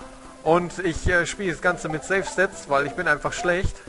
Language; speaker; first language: German; native; German